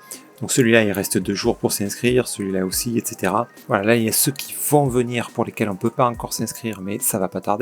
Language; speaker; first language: French; native; French